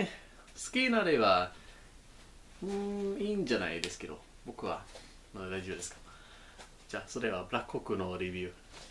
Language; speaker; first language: Japanese; non-native, learner; English